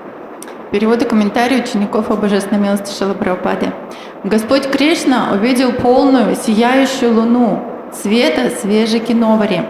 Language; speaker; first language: Russian; native; Russian